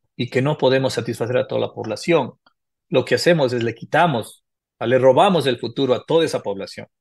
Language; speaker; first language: Spanish; native; Spanish